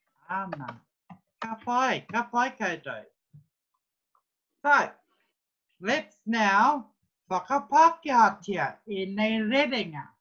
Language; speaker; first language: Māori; non-native, fluent; English